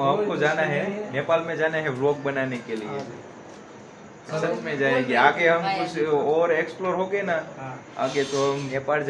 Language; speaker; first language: Hindi; non-native, local second language; Gujarati